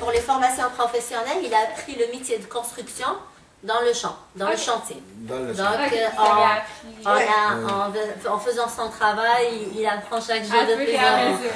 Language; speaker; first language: French; non-native, local second language; Arabic